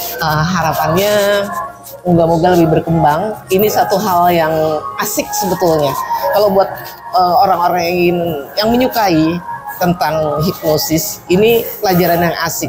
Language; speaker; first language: Indonesian; non-native, local second language; Javanese